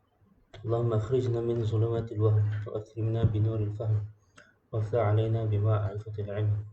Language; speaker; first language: Arabic; non-native, fluent; Malay